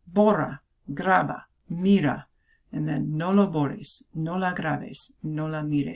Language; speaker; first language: Spanish; non-native, fluent; English